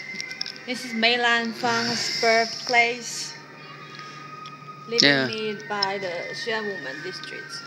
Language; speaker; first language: English; non-native, fluent; Chinese